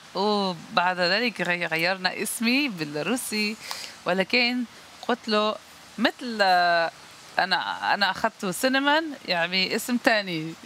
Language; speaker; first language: Arabic; non-native, learner; Dutch